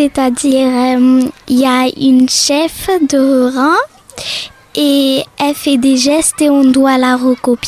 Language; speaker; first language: French; native; French